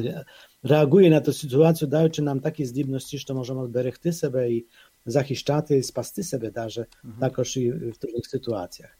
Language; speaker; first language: Polish; non-native, fluent; Ukrainian